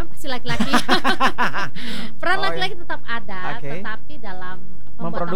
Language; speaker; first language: Indonesian; native; Indonesian